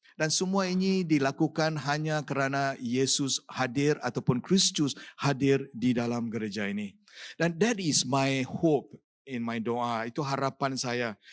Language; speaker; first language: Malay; non-native, local second language; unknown